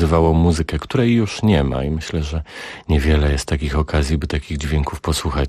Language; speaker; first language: Polish; native; Polish